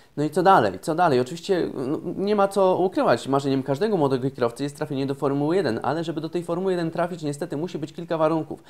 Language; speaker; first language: Polish; native; Polish